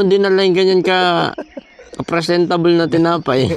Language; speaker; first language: Filipino; native; Filipino